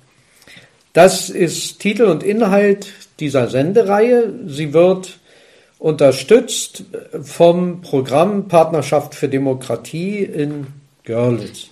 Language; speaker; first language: German; native; German